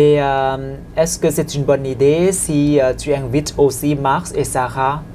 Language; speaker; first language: French; non-native, fluent; Thai